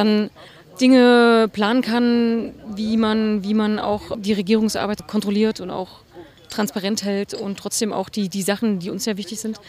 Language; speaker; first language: German; native; German